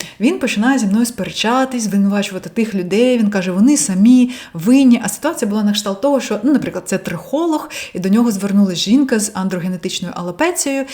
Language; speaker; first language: Ukrainian; non-native, local second language; Russian